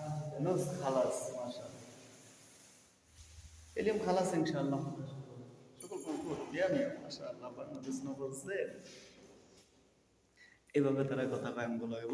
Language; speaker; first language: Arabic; non-native, learner; Bangla